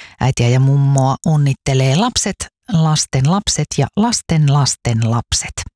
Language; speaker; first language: Finnish; native; Finnish